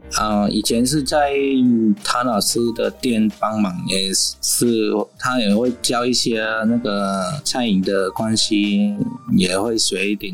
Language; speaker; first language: Chinese; non-native, fluent; Vietnamese